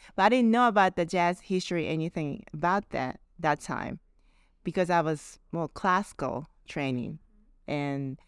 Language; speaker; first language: English; non-native, fluent; Japanese